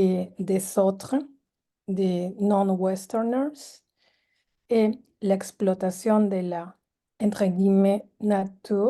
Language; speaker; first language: French; non-native, fluent; Spanish